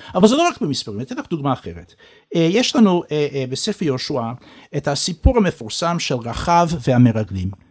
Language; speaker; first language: Hebrew; non-native, fluent; English